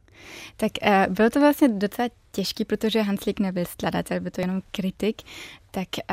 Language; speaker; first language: Czech; early bilingual, heritage; German